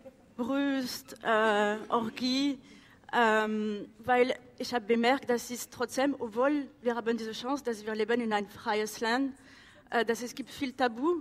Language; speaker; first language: German; non-native, learner; French